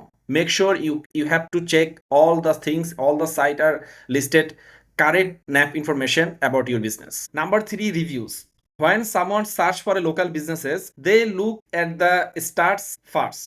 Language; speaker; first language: English; non-native, learner; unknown